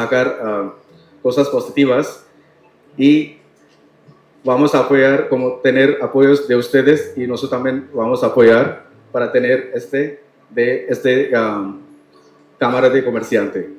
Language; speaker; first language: Spanish; non-native, learner; Tamil